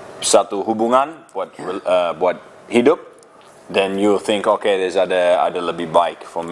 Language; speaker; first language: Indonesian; non-native, learner; English